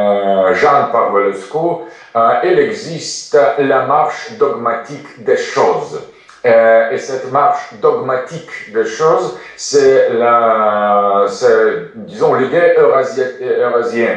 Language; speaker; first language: French; non-native, fluent; Russian